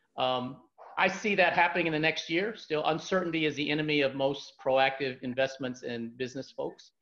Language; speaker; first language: English; native; English